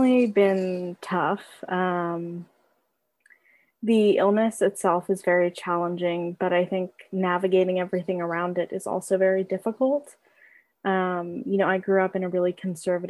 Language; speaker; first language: English; native; English